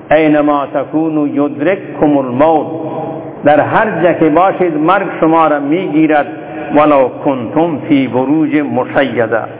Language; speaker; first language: Persian; non-native, local second language; Baluchi